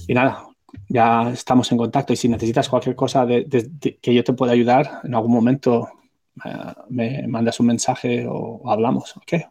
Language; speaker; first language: Spanish; non-native, local second language; Catalan